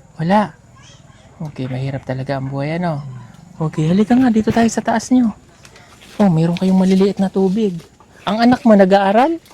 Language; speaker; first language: Filipino; native; Filipino